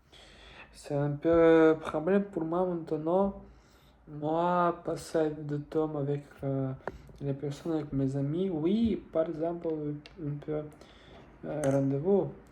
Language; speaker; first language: French; non-native, learner; Russian